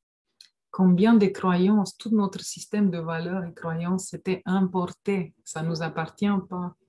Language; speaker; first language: French; non-native, fluent; Romanian